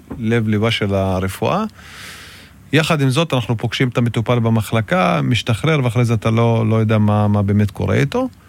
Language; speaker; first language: Hebrew; non-native, local second language; Arabic